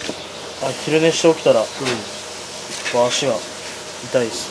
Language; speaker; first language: Japanese; native; Japanese